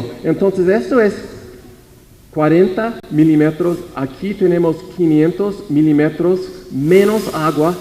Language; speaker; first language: Spanish; non-native, fluent; English